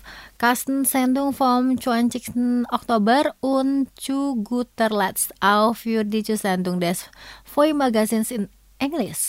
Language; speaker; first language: German; non-native, fluent; Indonesian